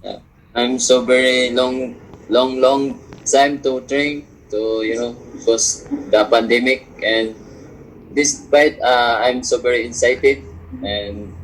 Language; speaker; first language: English; non-native, learner; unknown